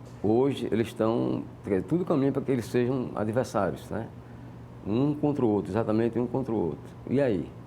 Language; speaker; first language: Portuguese; native; Portuguese